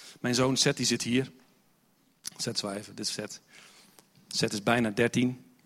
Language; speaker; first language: Dutch; non-native, fluent; English